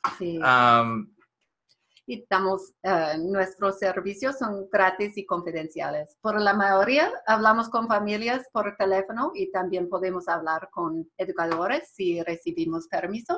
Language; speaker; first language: Spanish; non-native, fluent; English